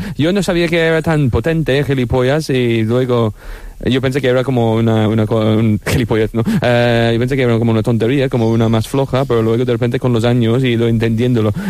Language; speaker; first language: Spanish; non-native, fluent; English